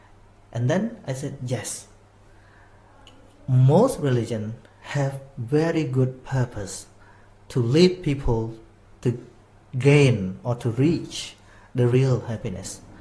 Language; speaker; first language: English; non-native, fluent; Khmer